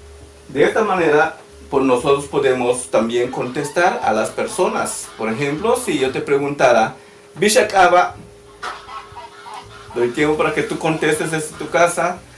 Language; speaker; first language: Spanish; non-native, local second language; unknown